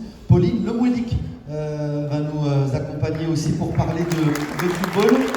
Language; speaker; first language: French; native; French